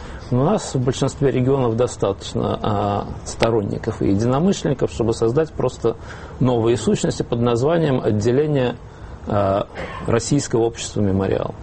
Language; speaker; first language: Russian; native; Russian